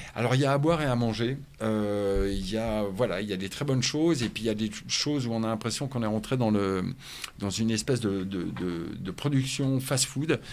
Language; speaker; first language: French; native; French